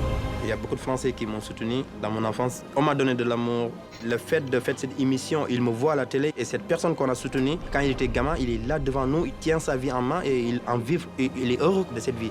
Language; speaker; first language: French; non-native, local second language; Wolof